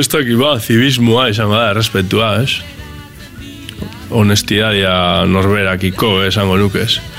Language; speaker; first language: Basque; native; Basque